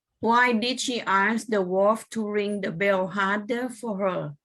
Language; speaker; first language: English; non-native, fluent; Thai